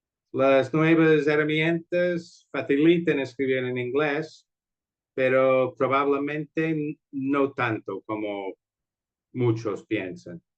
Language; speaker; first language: Spanish; non-native, fluent; English